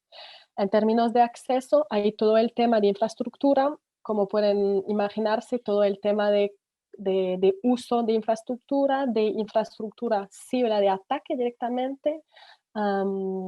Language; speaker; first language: Spanish; non-native, fluent; French